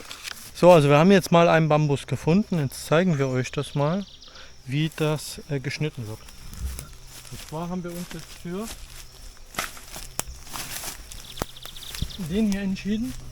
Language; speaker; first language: German; native; German